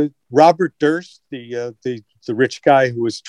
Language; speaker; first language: English; native; English